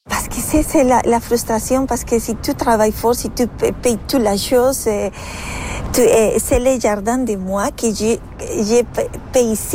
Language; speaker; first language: French; non-native, learner; Spanish